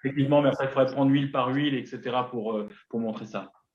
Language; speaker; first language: French; native; French